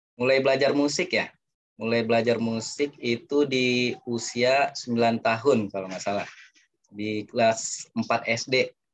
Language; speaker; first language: Indonesian; non-native, local second language; Minangkabau